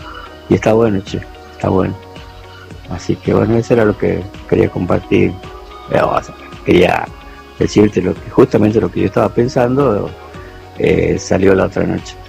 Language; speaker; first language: Spanish; native; Spanish